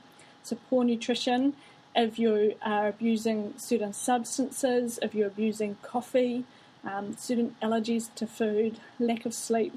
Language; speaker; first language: English; native; English